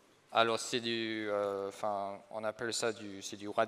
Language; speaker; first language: French; non-native, fluent; English